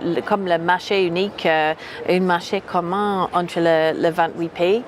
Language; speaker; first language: French; non-native, fluent; English